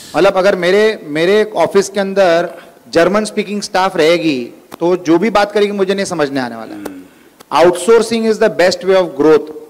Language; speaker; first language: Hindi; non-native, local second language; Marathi